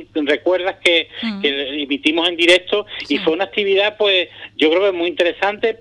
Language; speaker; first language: Spanish; native; Spanish